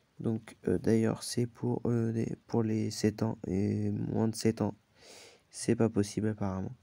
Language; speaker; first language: French; native; French